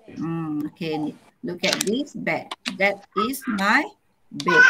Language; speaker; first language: English; non-native, learner; Malay